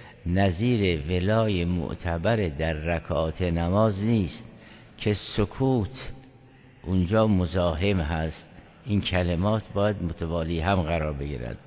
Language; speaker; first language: Persian; native; Persian